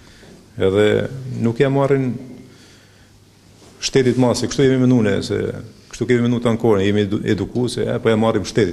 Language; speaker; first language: Albanian; native; Albanian